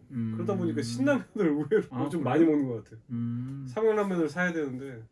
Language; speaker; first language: Korean; native; Korean